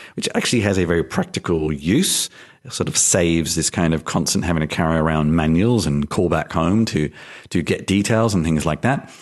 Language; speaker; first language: English; native; English